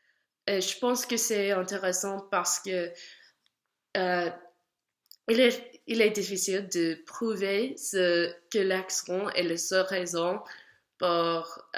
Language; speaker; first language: French; non-native, learner; English